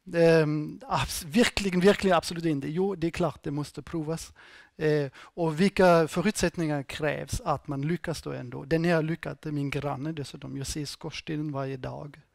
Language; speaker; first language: Swedish; non-native, fluent; German